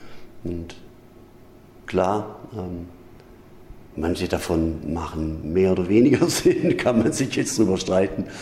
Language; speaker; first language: German; native; German